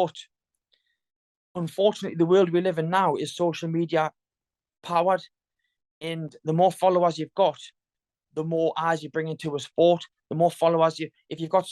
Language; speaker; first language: English; native; English